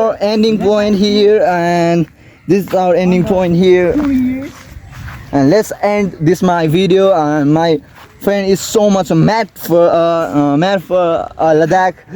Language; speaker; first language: English; non-native, learner; Nepali